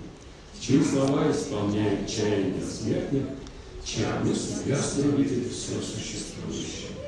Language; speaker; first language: Russian; native; Russian